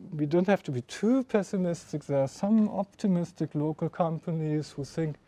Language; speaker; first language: English; non-native, fluent; German